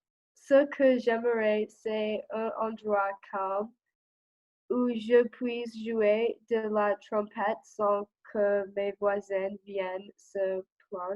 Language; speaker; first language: French; non-native, learner; English